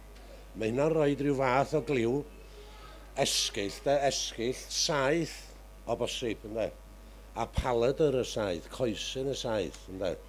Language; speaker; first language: Welsh; native; Welsh